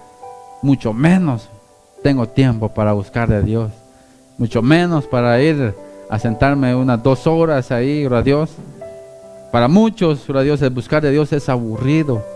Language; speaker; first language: Spanish; native; Spanish